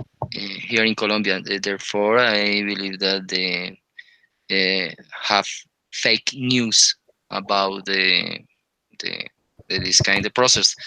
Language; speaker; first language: English; non-native, learner; Spanish